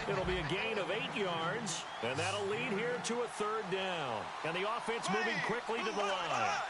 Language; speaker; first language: English; native; English